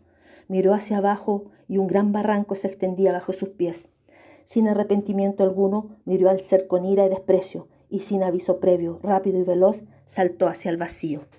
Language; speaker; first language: Spanish; native; Spanish